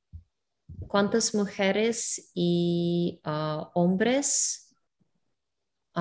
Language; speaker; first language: Spanish; non-native, learner; Russian